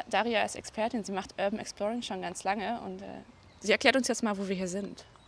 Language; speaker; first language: German; native; German